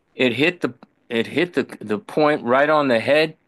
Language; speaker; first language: English; native; English